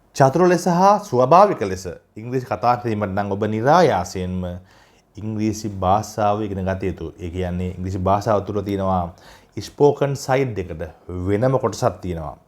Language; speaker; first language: Sinhala; native; Sinhala